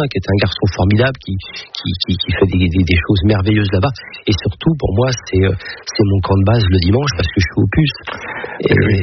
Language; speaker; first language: French; native; French